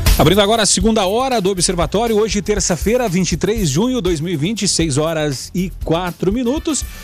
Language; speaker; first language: Portuguese; native; Portuguese